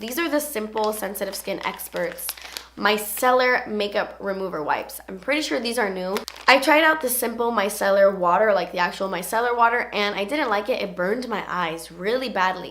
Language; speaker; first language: English; native; English